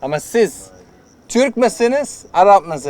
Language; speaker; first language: Turkish; non-native, learner; Dutch